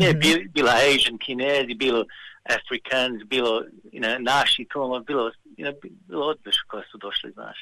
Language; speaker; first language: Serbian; early bilingual, heritage; Serbian